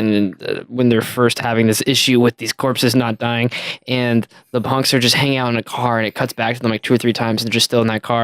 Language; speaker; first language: English; native; English